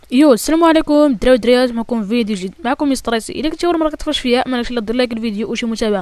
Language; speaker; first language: Arabic; native; Arabic